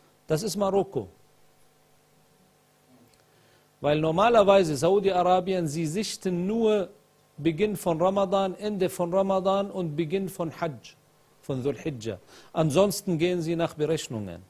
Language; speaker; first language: German; non-native, fluent; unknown